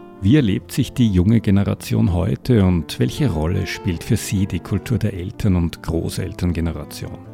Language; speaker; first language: German; native; German